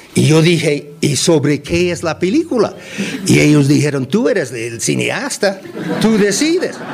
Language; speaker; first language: Spanish; non-native, fluent; English